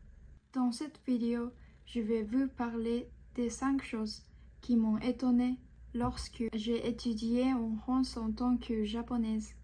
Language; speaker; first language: French; non-native, fluent; Japanese